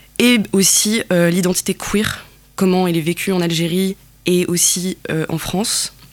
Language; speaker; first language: French; non-native, local second language; Kabyle